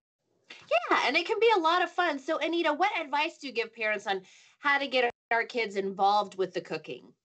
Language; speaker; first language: English; native; English